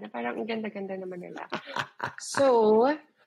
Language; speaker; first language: English; non-native, local second language; Filipino